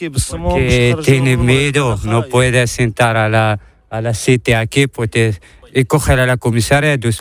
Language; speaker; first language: Spanish; non-native, learner; Arabic